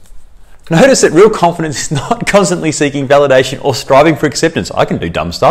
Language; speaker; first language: English; native; English